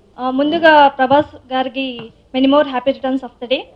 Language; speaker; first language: Telugu; non-native, learner; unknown